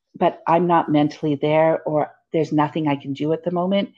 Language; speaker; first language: English; native; English